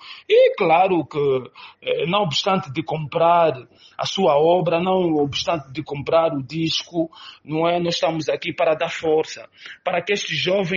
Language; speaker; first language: Portuguese; native; Portuguese